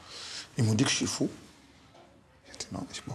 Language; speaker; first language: French; non-native, local second language; Fula